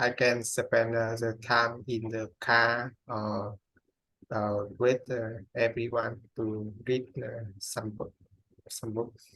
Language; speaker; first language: English; non-native, learner; Vietnamese